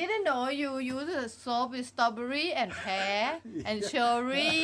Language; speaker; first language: English; non-native, learner; Thai